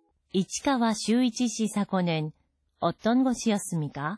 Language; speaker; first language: Korean; native; Korean